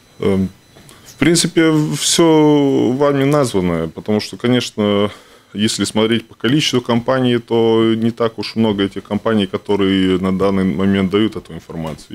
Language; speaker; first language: Russian; non-native, local second language; Latvian